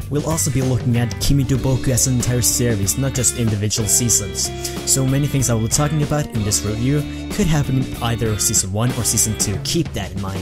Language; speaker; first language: English; native; English